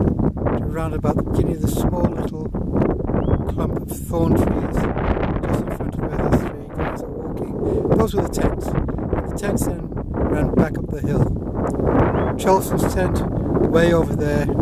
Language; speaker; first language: English; native; English